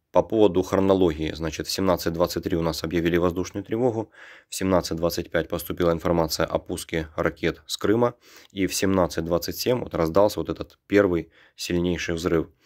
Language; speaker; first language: Russian; native; Russian